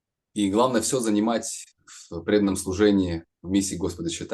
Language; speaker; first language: Russian; native; Russian